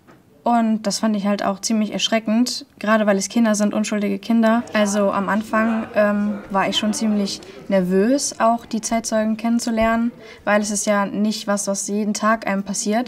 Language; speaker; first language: German; native; German